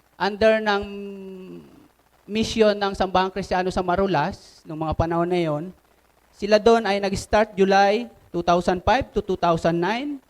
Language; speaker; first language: Filipino; non-native, local second language; Bikol